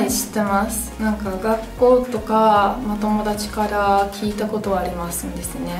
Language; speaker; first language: Japanese; non-native, fluent; Italian